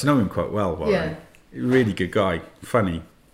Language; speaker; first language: English; native; English